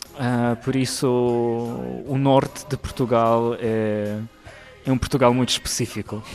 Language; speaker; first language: Portuguese; non-native, fluent; Ukrainian